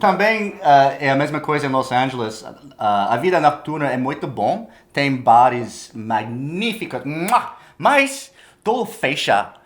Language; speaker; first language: Portuguese; non-native, fluent; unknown